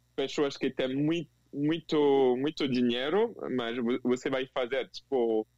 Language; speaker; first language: Portuguese; non-native, fluent; French